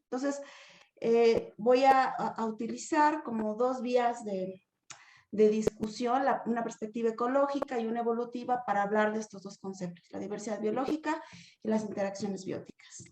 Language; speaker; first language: Spanish; native; Spanish